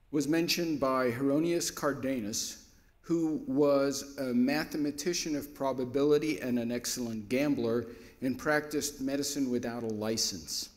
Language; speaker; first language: English; native; English